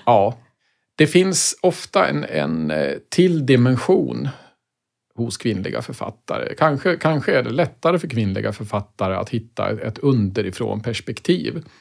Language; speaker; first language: Swedish; native; Swedish